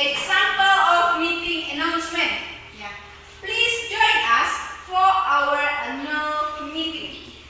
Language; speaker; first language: English; non-native, fluent; Indonesian